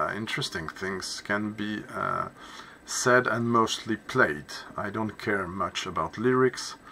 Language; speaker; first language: English; non-native, fluent; French